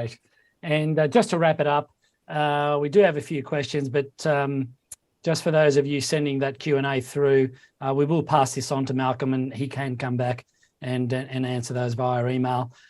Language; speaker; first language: English; native; English